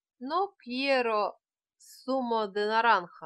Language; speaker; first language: Spanish; non-native, fluent; Russian